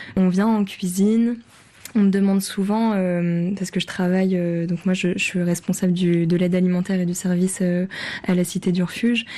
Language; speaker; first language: French; native; French